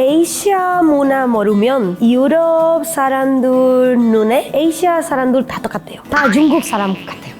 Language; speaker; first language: Korean; non-native, learner; Spanish